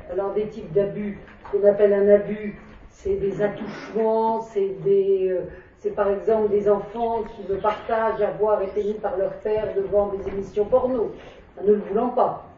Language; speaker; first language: French; native; French